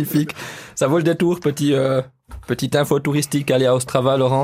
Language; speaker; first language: French; native; French